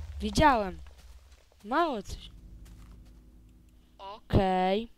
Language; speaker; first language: Polish; native; Polish